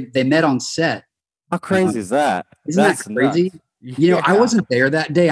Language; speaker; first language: English; native; English